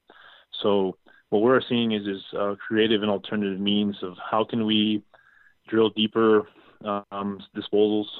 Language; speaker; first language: English; native; English